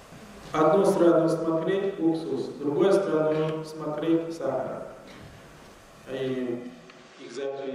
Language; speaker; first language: Russian; non-native, learner; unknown